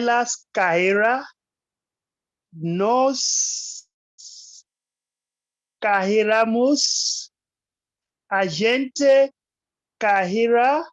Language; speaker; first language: Portuguese; non-native, learner; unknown